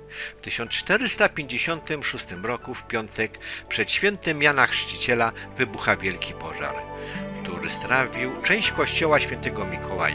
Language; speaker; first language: Polish; native; Polish